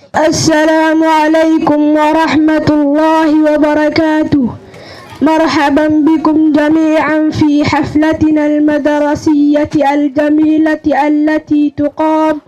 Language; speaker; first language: Arabic; non-native, learner; Somali